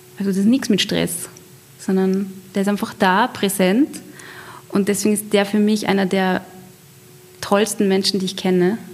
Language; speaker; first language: German; native; German